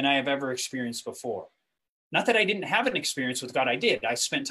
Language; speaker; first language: English; native; English